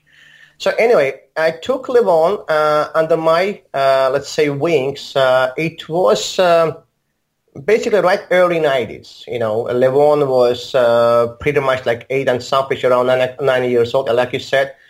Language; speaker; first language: English; non-native, fluent; Azerbaijani